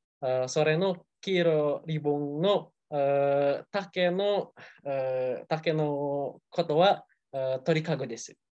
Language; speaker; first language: Japanese; non-native, learner; Indonesian